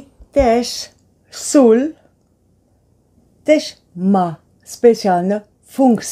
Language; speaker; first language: Polish; non-native, learner; Dutch